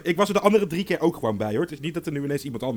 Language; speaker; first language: Dutch; native; Dutch